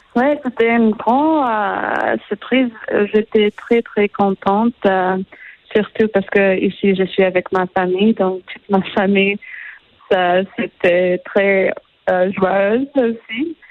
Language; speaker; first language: French; non-native, learner; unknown